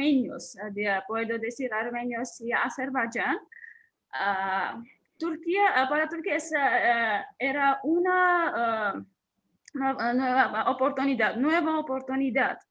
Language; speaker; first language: Spanish; non-native, fluent; Armenian